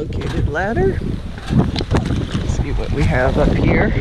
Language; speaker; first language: English; native; English